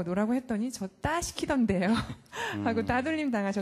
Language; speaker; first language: Korean; native; Korean